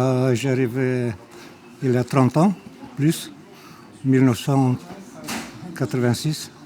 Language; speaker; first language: French; non-native, fluent; Romanian